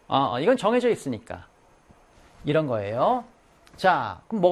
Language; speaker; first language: Korean; native; Korean